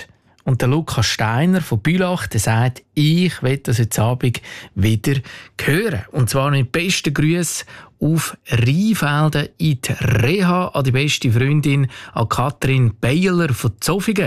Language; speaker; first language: German; native; German